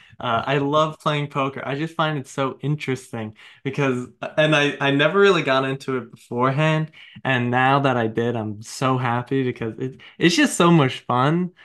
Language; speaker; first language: English; native; English